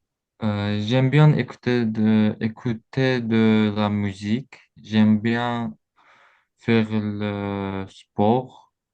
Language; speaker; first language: French; non-native, learner; Azerbaijani